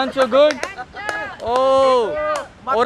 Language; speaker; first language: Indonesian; non-native, learner; Hindi